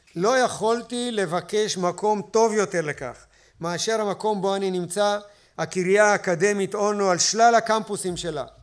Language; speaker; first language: Hebrew; native; Hebrew